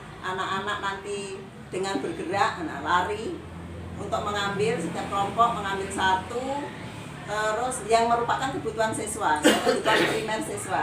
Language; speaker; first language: Indonesian; native; Indonesian